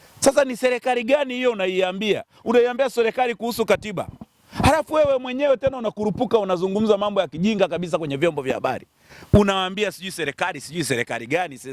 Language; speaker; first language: Swahili; native; Swahili